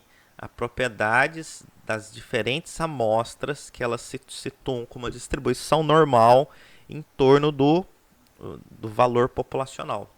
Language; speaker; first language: Portuguese; native; Portuguese